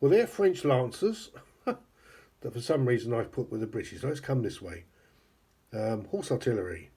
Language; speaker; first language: English; native; English